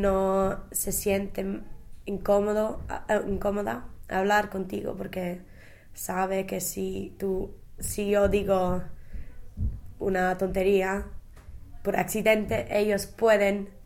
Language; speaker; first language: Spanish; non-native, fluent; English